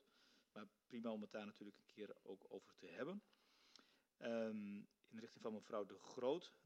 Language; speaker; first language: Dutch; native; Dutch